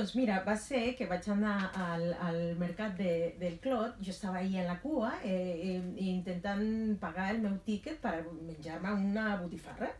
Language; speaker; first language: Catalan; non-native, fluent; Spanish